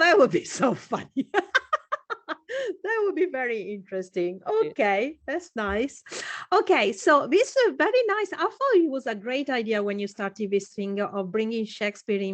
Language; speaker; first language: English; non-native, fluent; Italian